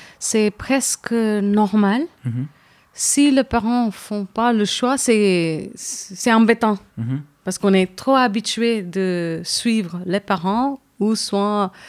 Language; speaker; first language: French; non-native, fluent; Tamil